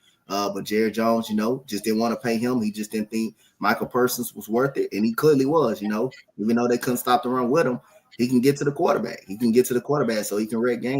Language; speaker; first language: English; native; English